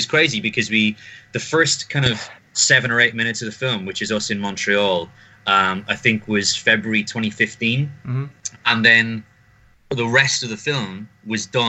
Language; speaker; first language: English; native; English